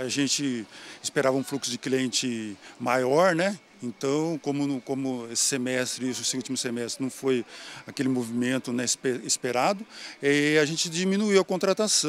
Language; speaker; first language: Portuguese; native; Portuguese